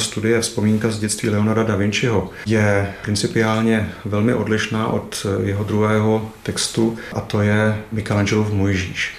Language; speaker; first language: Czech; native; Czech